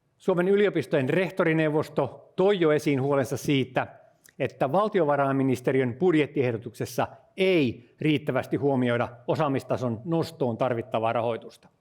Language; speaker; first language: Finnish; native; Finnish